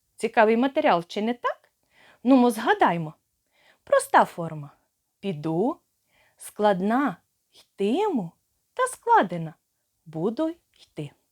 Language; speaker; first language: Ukrainian; native; Ukrainian